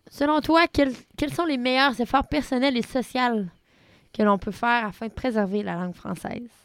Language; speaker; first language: French; native; French